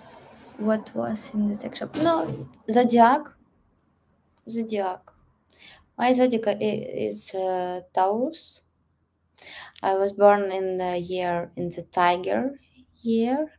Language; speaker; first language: English; non-native, learner; Russian